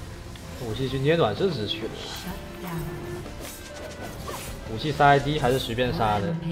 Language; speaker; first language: Chinese; native; Chinese